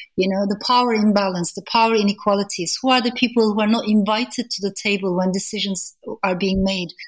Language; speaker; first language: English; non-native, fluent; Turkish